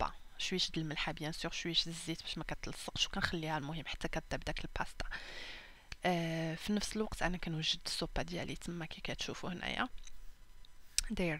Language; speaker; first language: Arabic; native; Arabic